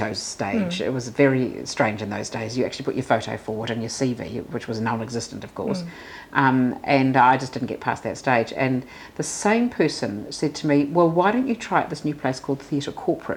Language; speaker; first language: English; native; English